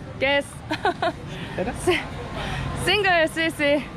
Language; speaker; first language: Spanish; non-native, learner; Korean